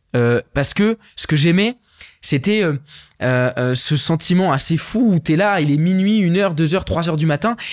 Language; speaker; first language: French; native; French